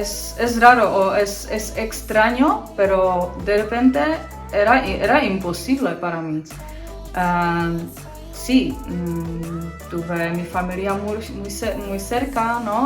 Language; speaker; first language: Spanish; non-native, fluent; Czech